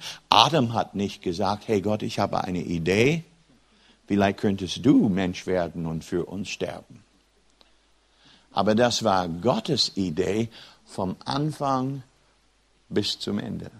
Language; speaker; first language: German; non-native, fluent; English